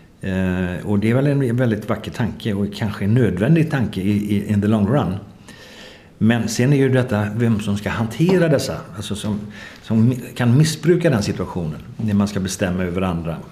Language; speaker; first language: Swedish; native; Swedish